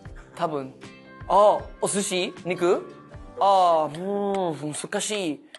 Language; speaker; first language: Japanese; non-native, learner; Spanish